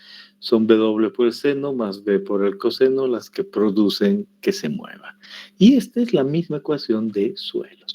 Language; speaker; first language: Spanish; native; Spanish